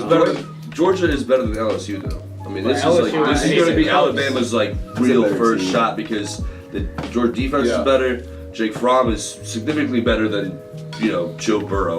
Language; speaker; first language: English; native; English